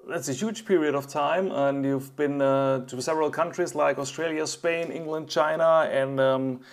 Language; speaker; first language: English; non-native, fluent; German